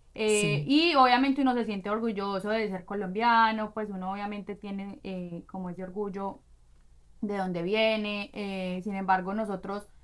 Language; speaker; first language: Spanish; native; Spanish